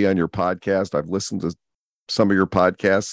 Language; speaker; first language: English; native; English